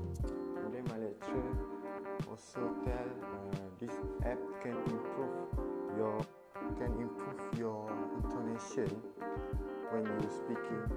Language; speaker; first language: English; non-native, learner; Malay